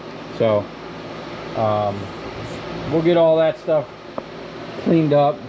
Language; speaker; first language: English; native; English